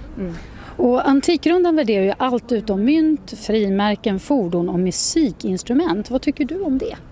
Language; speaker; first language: Swedish; native; Swedish